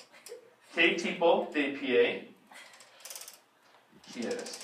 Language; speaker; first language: Spanish; non-native, fluent; English